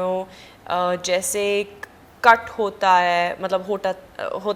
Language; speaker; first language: Hindi; non-native, fluent; Swedish